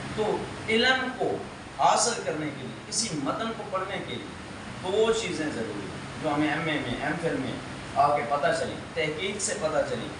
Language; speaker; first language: Urdu; non-native, local second language; Punjabi